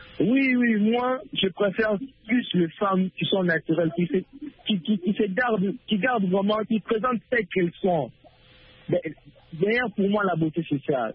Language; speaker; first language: French; non-native, local second language; Lingala